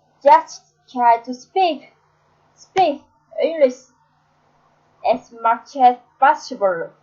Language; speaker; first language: English; non-native, learner; Vietnamese